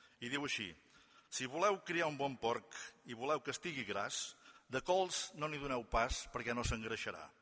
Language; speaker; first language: Catalan; native; Catalan